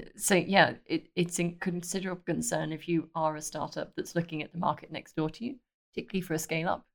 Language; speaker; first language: English; native; English